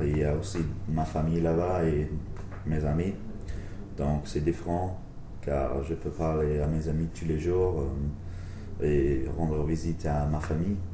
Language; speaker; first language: French; non-native, learner; English